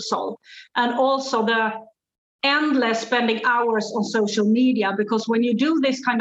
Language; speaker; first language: English; non-native, fluent; Swedish